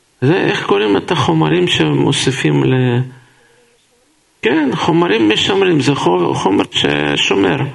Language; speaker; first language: Hebrew; non-native, fluent; Russian